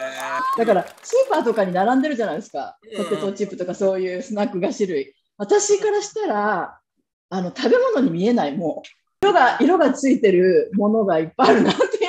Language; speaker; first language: Japanese; native; Japanese